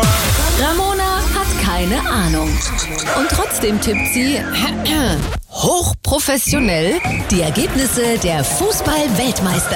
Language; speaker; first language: German; native; German